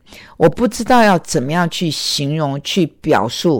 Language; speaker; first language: Chinese; native; Chinese